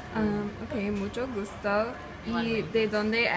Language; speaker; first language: Spanish; non-native, learner; English